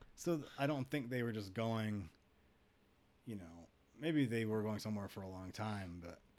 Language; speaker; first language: English; native; English